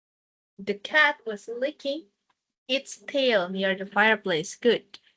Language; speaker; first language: English; non-native, fluent; Indonesian